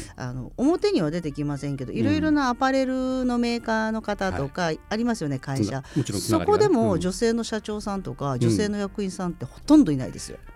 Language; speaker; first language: Japanese; native; Japanese